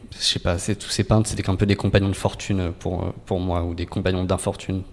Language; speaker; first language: French; native; French